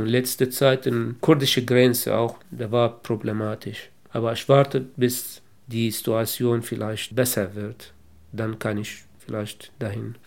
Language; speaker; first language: German; non-native, local second language; Kurdish